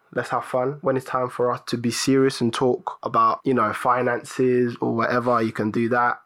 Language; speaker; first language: English; early bilingual, other home language; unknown